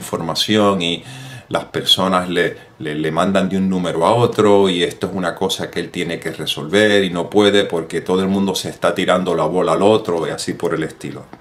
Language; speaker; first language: Spanish; native; Spanish